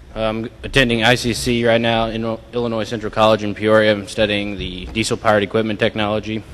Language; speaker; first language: English; native; English